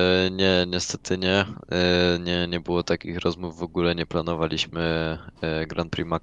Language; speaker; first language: Polish; native; Polish